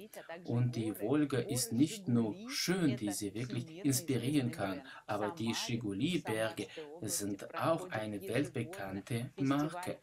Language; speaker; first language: German; non-native, fluent; Russian